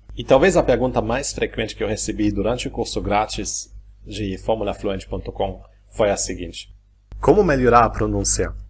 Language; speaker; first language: Portuguese; non-native, fluent; German